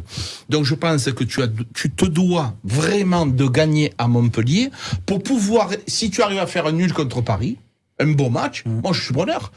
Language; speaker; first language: French; native; French